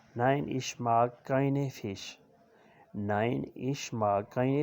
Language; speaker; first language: German; non-native, fluent; Urdu